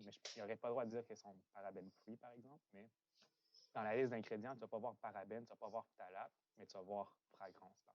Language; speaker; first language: French; native; French